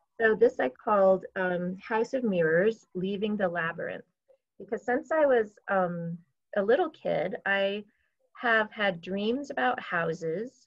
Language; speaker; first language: English; native; English